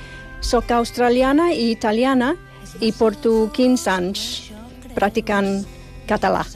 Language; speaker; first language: Catalan; non-native, fluent; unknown